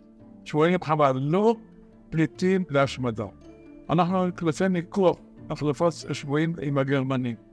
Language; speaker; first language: Hebrew; early bilingual, other home language; Arabic